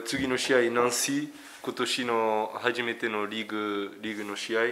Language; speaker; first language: Japanese; early bilingual, heritage; French